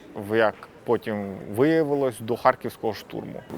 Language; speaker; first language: Ukrainian; native; Ukrainian